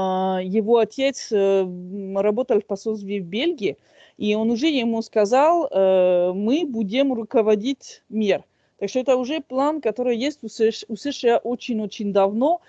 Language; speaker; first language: Russian; non-native, fluent; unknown